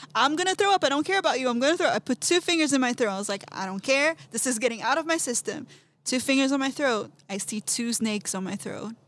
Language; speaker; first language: English; non-native, fluent; Portuguese